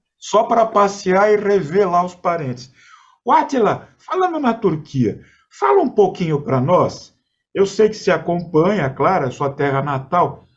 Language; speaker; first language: Portuguese; native; Portuguese